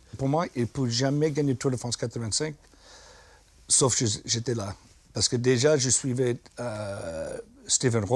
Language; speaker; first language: French; non-native, fluent; English